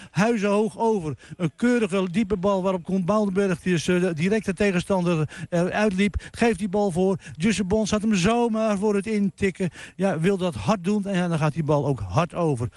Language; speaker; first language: Dutch; native; Dutch